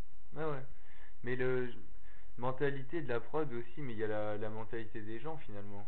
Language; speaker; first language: French; native; French